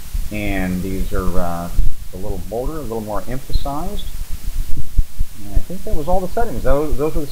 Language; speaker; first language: English; native; English